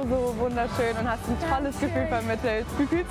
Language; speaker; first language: German; native; German